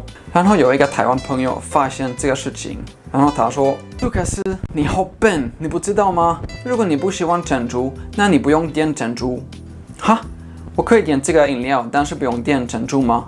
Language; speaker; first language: Chinese; non-native, fluent; Swedish